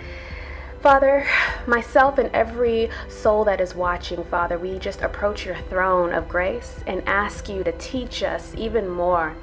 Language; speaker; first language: English; native; English